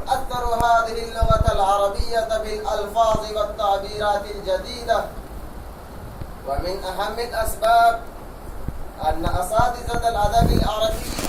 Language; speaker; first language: Arabic; non-native, learner; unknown